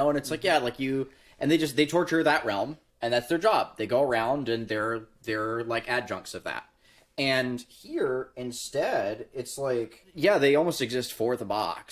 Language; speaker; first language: English; native; English